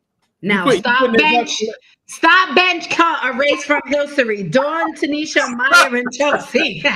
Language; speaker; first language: English; native; English